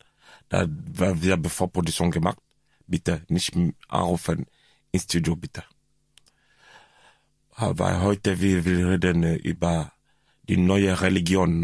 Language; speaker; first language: German; non-native, learner; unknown